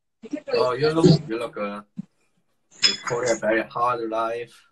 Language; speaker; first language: English; non-native, learner; Korean